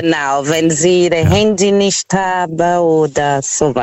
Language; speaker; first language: German; non-native, fluent; Portuguese